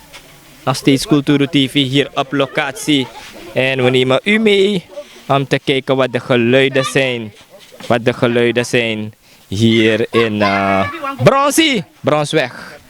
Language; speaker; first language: Dutch; non-native, local second language; Sranan Tongo